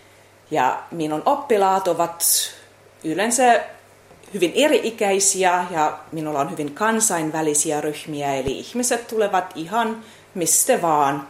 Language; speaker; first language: Finnish; non-native, fluent; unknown